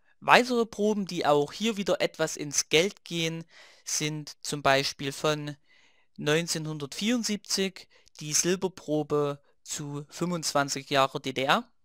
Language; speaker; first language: German; native; German